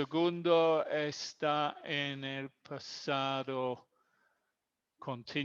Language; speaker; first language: Spanish; non-native, fluent; English